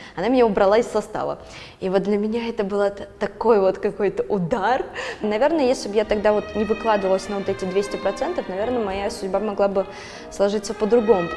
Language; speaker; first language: Russian; native; Russian